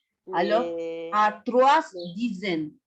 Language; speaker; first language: French; non-native, fluent; Spanish